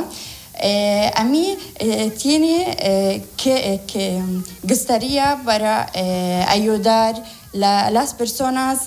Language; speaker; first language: Spanish; non-native, learner; Arabic